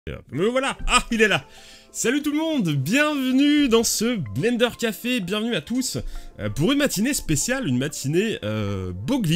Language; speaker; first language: French; native; French